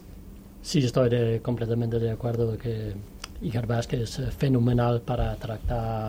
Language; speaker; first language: Spanish; non-native, fluent; Danish